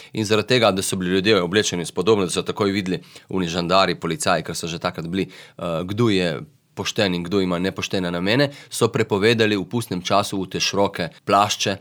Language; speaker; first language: Slovenian; native; Slovenian